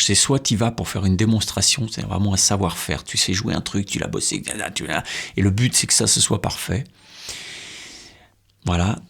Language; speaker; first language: French; native; French